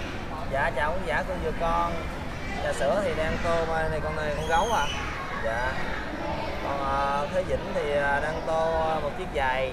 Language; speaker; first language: Vietnamese; native; Vietnamese